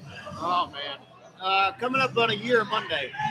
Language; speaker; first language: English; native; English